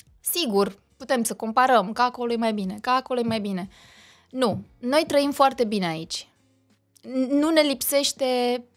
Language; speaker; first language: Romanian; native; Romanian